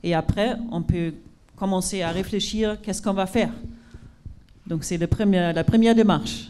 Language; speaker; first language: French; non-native, fluent; German